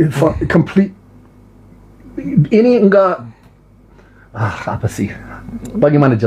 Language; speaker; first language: Indonesian; non-native, learner; English